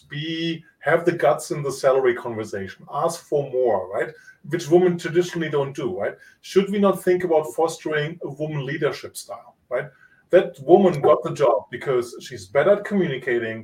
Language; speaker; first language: English; non-native, fluent; Italian